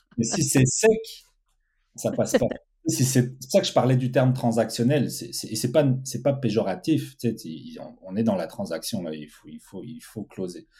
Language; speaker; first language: French; early bilingual, other home language; Portuguese